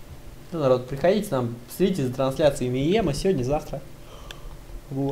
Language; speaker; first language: Russian; native; Russian